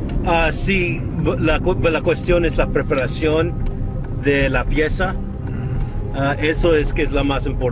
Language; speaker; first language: Spanish; early bilingual, heritage; Spanish